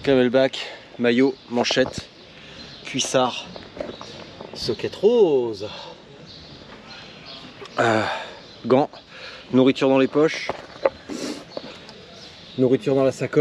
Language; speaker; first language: French; native; French